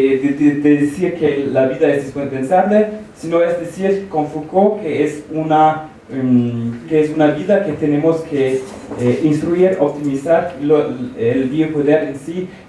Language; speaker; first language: Spanish; non-native, fluent; French